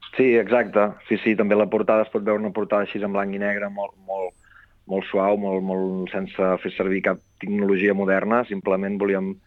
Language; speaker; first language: Catalan; native; Catalan